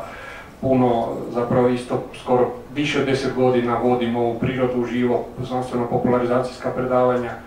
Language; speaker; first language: Croatian; native; Croatian